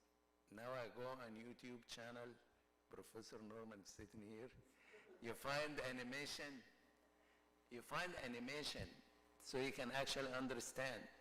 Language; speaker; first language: English; non-native, fluent; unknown